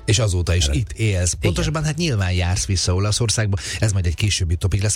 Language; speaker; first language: Hungarian; native; Hungarian